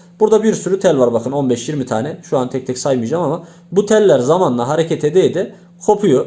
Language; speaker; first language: Turkish; native; Turkish